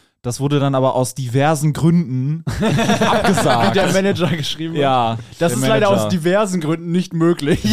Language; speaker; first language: German; native; German